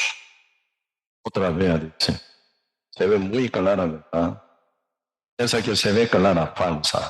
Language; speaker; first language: Spanish; non-native, learner; Korean